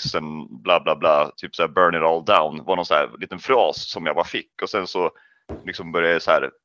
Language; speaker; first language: Swedish; native; Swedish